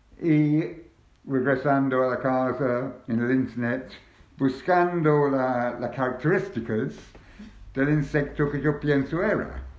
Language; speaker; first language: Spanish; non-native, learner; English